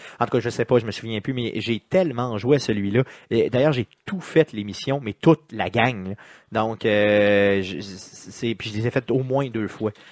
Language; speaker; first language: French; native; French